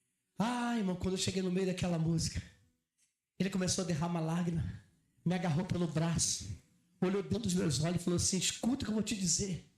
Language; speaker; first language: Portuguese; native; Portuguese